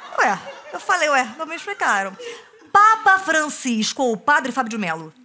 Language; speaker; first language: Portuguese; native; Portuguese